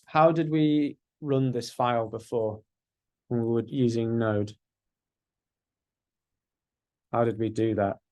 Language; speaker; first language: English; native; English